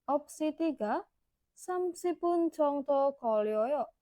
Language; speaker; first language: Korean; non-native, learner; Indonesian